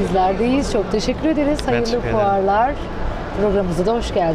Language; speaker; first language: Turkish; native; Turkish